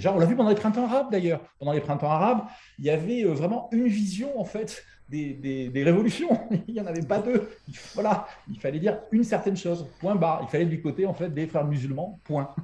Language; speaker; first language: French; native; French